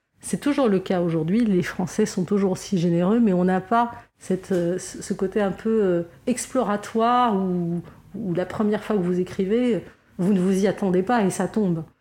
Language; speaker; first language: French; non-native, local second language; Arabic